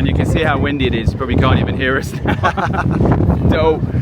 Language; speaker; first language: English; native; English